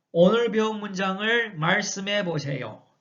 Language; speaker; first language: Korean; non-native, fluent; Chinese